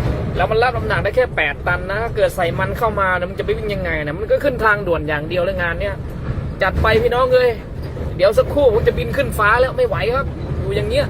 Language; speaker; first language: Thai; native; Thai